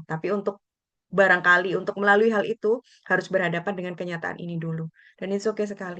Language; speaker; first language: Indonesian; native; Indonesian